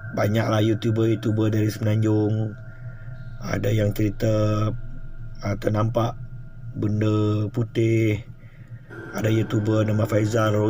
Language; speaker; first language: Malay; non-native, local second language; Iban